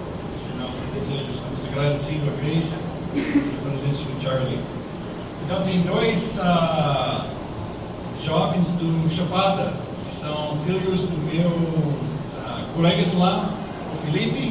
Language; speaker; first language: Portuguese; non-native, fluent; English